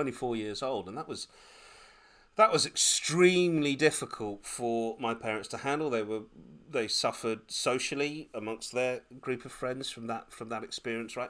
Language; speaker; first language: English; native; English